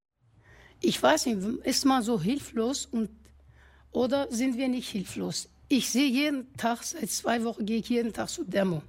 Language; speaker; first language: German; non-native, fluent; Kurdish